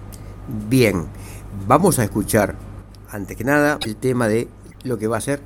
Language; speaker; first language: Spanish; native; Spanish